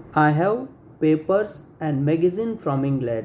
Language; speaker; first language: English; non-native, local second language; Gujarati